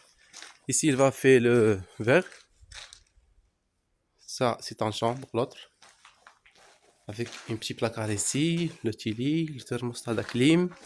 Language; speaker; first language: French; non-native, local second language; Arabic